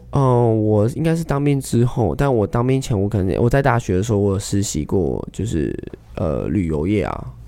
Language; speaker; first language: Chinese; native; Chinese